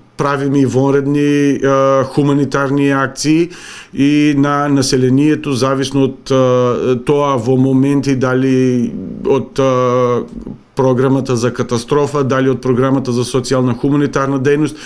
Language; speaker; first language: Macedonian; native; Macedonian